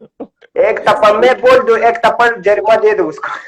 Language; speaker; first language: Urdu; non-native, learner; Pashto